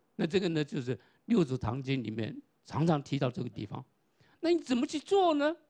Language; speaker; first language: Chinese; non-native, local second language; Hakka Chinese